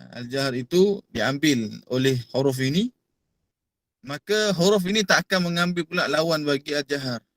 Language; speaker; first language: Malay; native; Malay